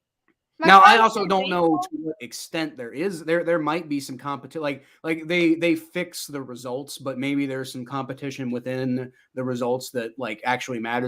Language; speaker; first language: English; native; English